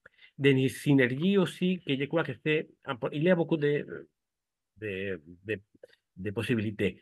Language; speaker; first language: French; non-native, fluent; Spanish